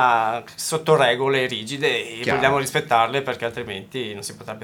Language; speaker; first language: Italian; native; Italian